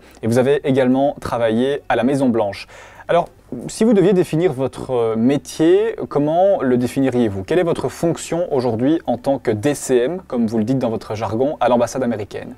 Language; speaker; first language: French; native; French